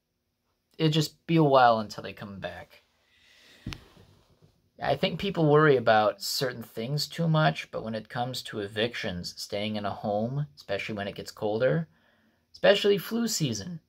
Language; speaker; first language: English; native; English